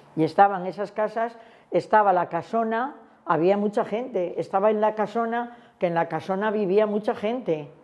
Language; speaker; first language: Spanish; native; Spanish